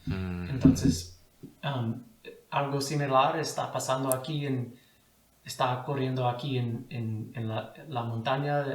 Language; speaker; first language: Spanish; non-native, fluent; English